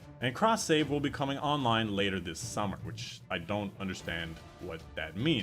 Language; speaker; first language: English; native; English